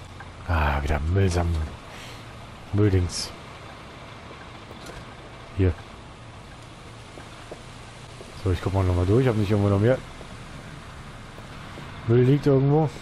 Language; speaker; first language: German; native; German